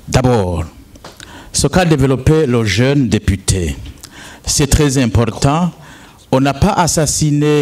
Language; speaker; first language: French; non-native, local second language; Rundi